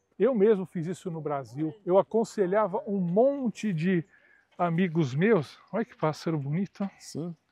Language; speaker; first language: Portuguese; native; Portuguese